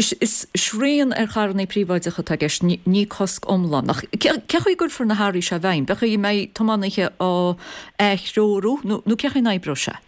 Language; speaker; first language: Irish; native; Irish